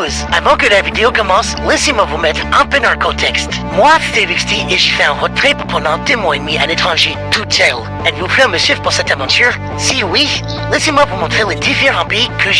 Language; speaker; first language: French; native; French